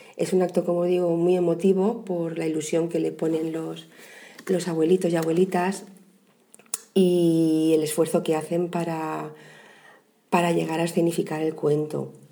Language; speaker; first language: Spanish; native; Spanish